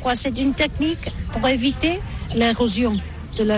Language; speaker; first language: French; non-native, learner; Catalan